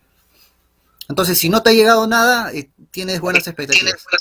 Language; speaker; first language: Spanish; native; Spanish